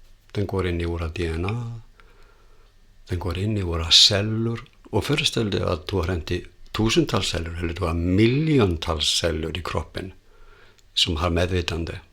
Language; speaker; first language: Swedish; non-native, fluent; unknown